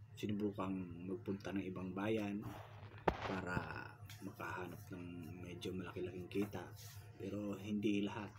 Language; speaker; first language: Filipino; non-native, local second language; Cebuano